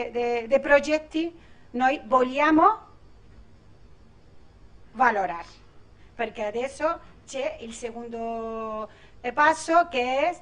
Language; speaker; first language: Italian; non-native, learner; Spanish